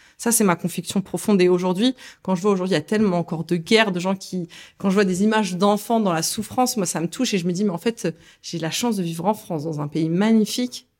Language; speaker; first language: French; early bilingual, other home language; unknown